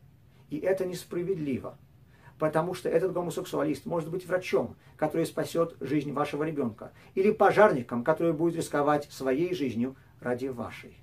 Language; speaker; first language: Russian; native; Russian